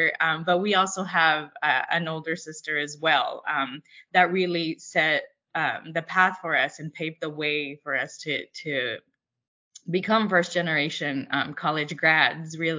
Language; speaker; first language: English; early bilingual, other home language; Spanish